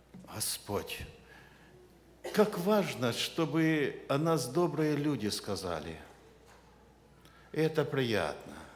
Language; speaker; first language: Russian; non-native, local second language; Ukrainian